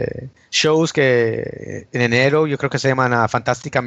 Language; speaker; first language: Spanish; early bilingual, heritage; English